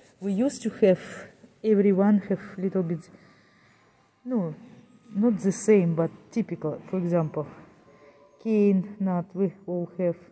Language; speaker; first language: English; non-native, learner; Russian